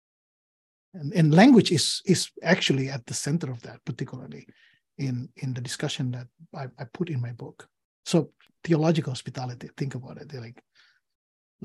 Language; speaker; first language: English; non-native, fluent; Indonesian